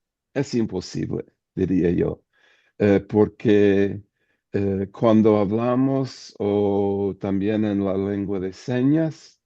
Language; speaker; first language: Spanish; non-native, fluent; English